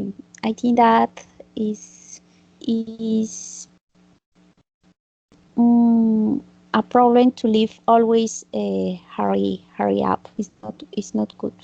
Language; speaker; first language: English; non-native, learner; Spanish